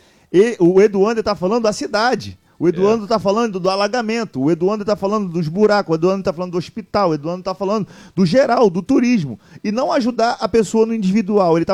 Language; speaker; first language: Portuguese; native; Portuguese